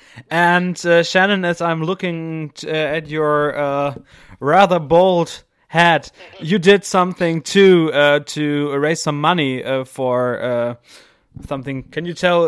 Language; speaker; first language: English; non-native, fluent; German